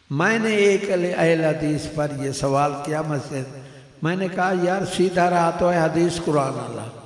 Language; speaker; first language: Urdu; native; Urdu